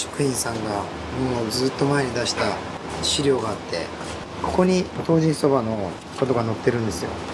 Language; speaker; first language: Japanese; native; Japanese